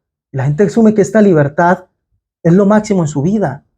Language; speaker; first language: Spanish; native; Spanish